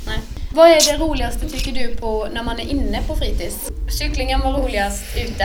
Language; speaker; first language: Swedish; native; Swedish